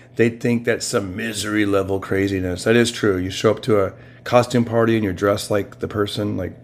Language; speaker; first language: English; native; English